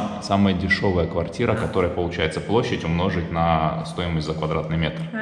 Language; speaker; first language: Russian; native; Russian